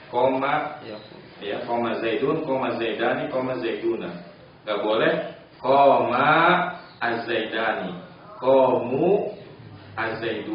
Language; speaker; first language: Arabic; non-native, fluent; Indonesian